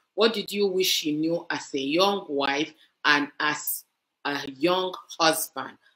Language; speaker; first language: English; non-native, local second language; Igbo